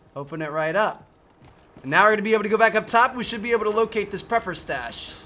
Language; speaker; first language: English; native; English